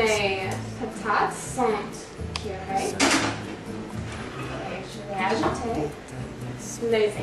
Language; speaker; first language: French; non-native, learner; English